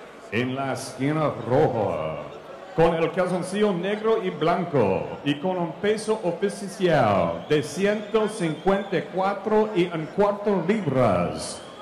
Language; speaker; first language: Spanish; early bilingual, heritage; Spanish